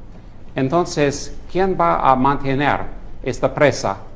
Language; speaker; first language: Spanish; non-native, fluent; English